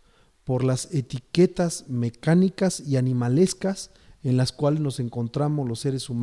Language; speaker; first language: Spanish; native; Spanish